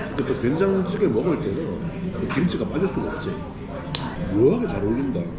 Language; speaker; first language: Korean; native; Korean